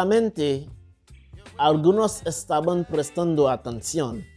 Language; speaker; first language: Spanish; non-native, local second language; Haitian Creole